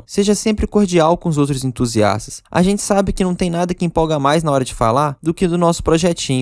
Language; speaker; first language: Portuguese; native; Portuguese